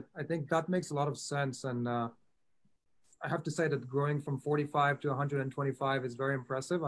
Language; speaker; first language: English; non-native, fluent; Hebrew